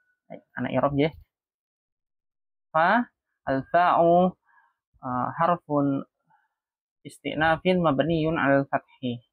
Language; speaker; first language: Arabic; non-native, fluent; Indonesian